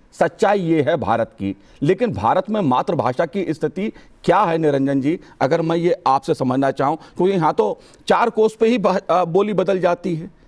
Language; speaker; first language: Hindi; native; Hindi